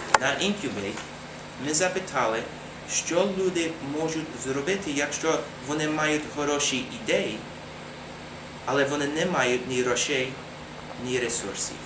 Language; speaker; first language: Ukrainian; non-native, learner; English